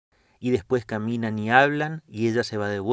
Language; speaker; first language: Spanish; native; Spanish